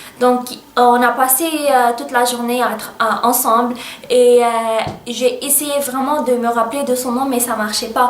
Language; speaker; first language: French; early bilingual, other home language; Arabic